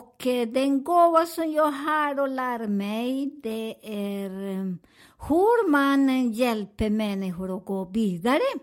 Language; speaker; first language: Swedish; non-native, learner; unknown